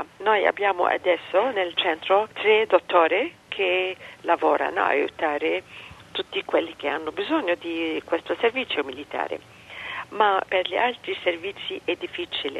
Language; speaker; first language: Italian; non-native, fluent; Arabic